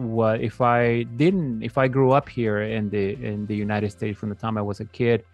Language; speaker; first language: English; native; English